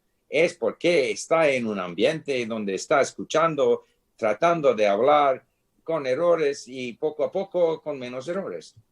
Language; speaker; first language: Spanish; non-native, fluent; English